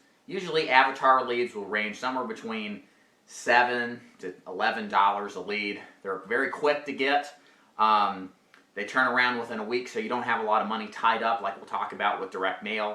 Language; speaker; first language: English; native; English